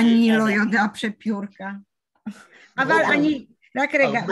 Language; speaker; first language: Hebrew; non-native, learner; Polish